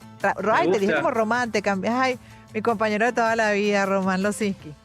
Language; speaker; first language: Spanish; native; Spanish